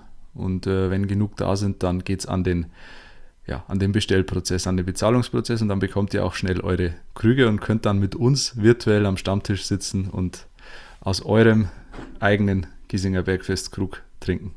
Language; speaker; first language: German; native; German